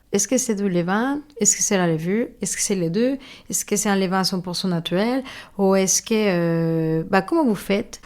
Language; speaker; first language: French; non-native, fluent; Spanish